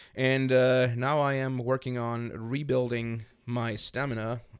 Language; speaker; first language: English; non-native, fluent; German